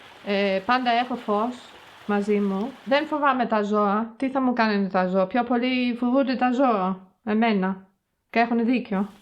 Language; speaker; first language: Greek; non-native, fluent; English